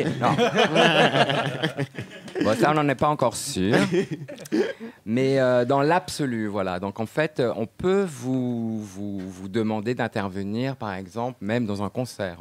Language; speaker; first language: French; native; French